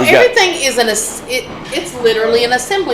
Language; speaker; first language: English; native; English